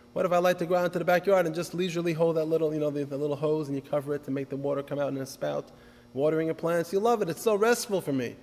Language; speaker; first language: English; native; English